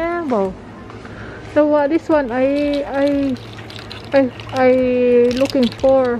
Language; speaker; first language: English; non-native, learner; Filipino